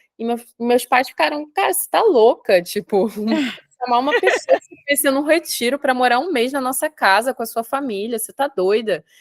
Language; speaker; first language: Portuguese; native; Portuguese